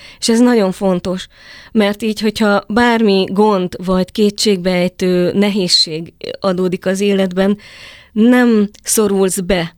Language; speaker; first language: Hungarian; native; Hungarian